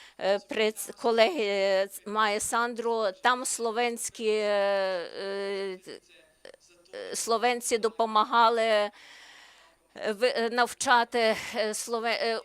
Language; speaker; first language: Ukrainian; non-native, learner; Slovenian